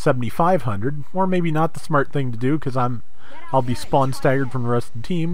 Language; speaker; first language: English; native; English